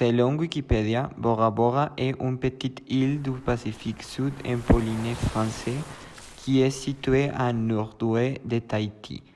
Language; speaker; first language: French; non-native, learner; Spanish